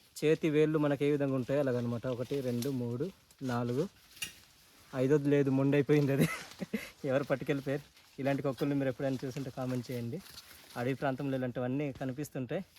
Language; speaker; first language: Telugu; non-native, local second language; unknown